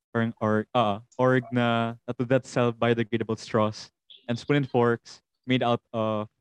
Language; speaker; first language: English; non-native, local second language; Hiligaynon